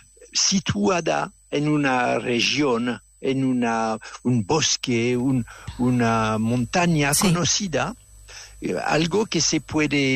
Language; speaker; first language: Spanish; non-native, fluent; French